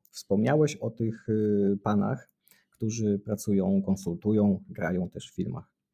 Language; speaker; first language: Polish; native; Polish